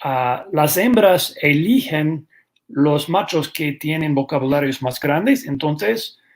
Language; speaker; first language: Spanish; non-native, fluent; English